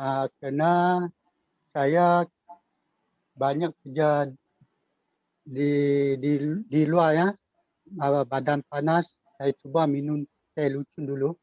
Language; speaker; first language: Malay; native; Malay